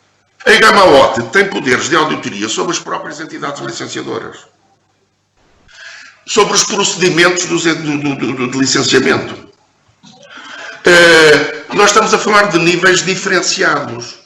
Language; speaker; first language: Portuguese; native; Portuguese